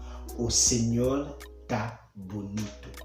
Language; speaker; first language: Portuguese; non-native, fluent; Haitian Creole